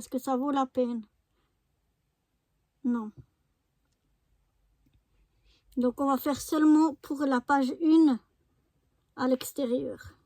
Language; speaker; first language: French; native; French